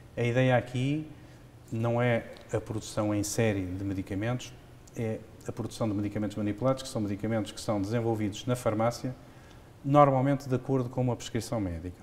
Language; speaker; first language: Portuguese; native; Portuguese